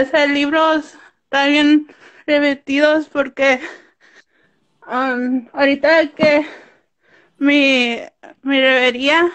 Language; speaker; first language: Spanish; early bilingual, heritage; Spanish